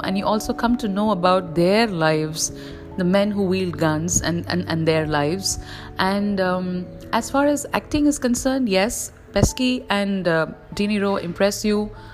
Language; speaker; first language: English; non-native, local second language; Tamil